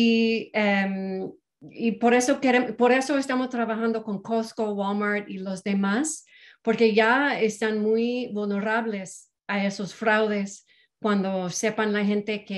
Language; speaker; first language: Spanish; non-native, fluent; English